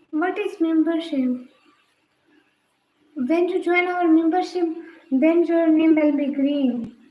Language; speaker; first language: English; non-native, learner; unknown